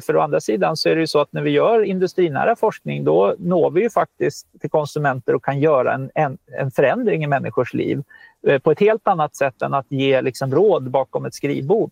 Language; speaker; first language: Swedish; native; Swedish